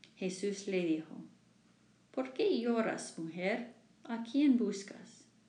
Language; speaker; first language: Spanish; non-native, learner; English